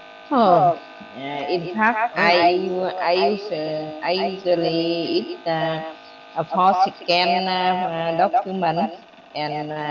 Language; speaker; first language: English; non-native, learner; Vietnamese